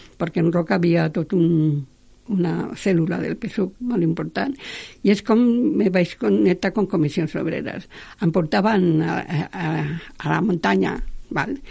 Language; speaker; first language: Catalan; non-native, local second language; Spanish